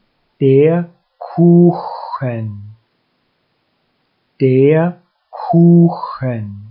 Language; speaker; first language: German; native; German